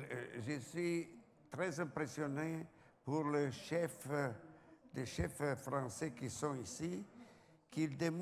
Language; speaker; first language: French; non-native, learner; Italian